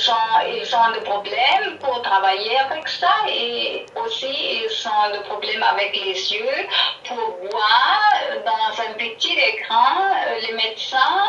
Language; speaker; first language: French; non-native, learner; German